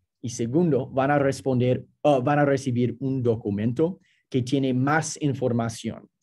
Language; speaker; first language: Spanish; non-native, fluent; English